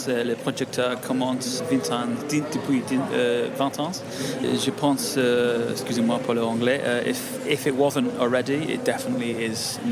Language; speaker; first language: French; non-native, learner; English